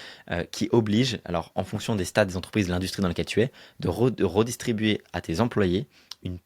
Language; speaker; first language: French; native; French